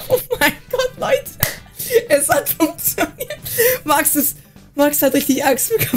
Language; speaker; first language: German; native; German